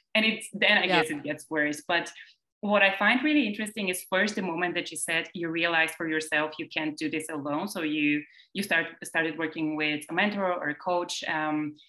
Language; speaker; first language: English; non-native, fluent; Bulgarian